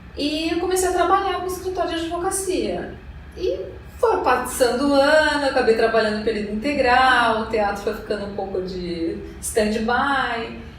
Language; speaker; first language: Portuguese; native; Portuguese